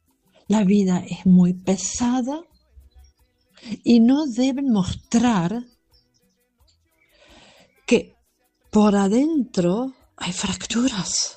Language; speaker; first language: Spanish; non-native, fluent; German